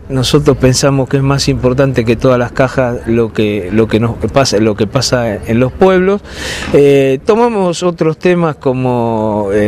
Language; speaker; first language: Spanish; native; Spanish